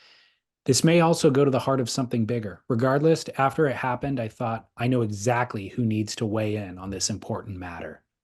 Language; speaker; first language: English; native; English